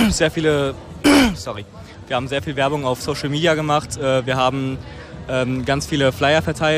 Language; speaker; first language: German; native; German